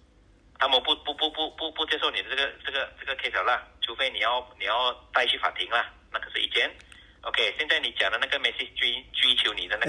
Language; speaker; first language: Chinese; native; Chinese